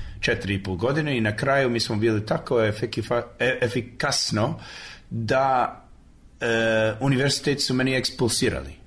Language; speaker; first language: Serbian; early bilingual, heritage; Serbian